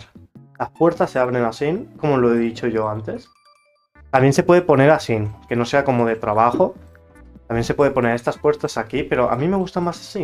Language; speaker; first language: Spanish; native; Spanish